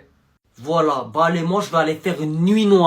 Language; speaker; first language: French; native; French